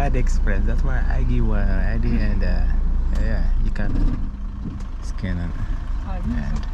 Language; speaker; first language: English; non-native, learner; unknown